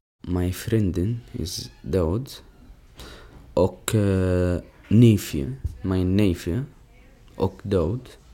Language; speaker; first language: Dutch; non-native, learner; Arabic